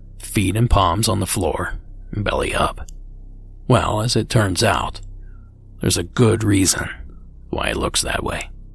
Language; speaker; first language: English; native; English